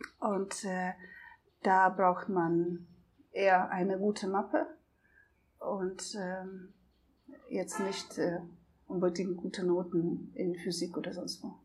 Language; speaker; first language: German; non-native, fluent; Russian